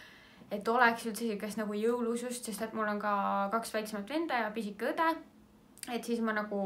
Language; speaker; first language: Estonian; native; Estonian